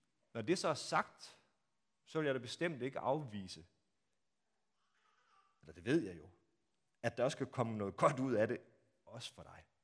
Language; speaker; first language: Danish; native; Danish